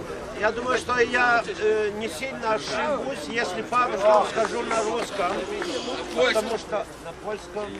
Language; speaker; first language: Russian; non-native, local second language; Romanian